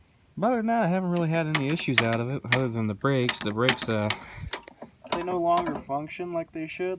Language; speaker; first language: English; native; English